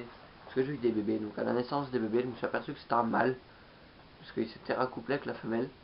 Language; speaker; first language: French; native; French